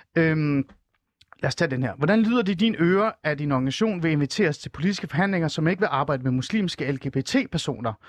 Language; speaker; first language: Danish; early bilingual, other home language; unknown